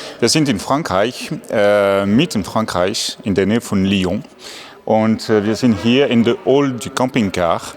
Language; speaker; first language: German; non-native, fluent; French